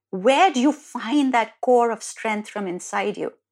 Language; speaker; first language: English; non-native, local second language; Hindi